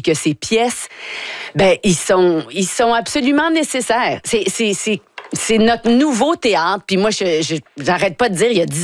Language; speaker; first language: French; native; French